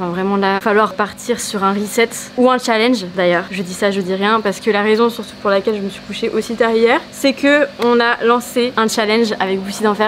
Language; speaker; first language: French; native; French